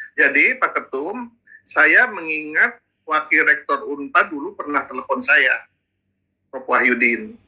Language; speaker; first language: Indonesian; native; Indonesian